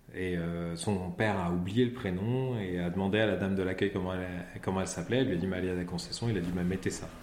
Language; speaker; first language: French; native; French